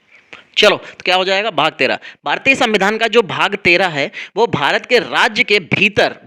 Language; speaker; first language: Hindi; native; Hindi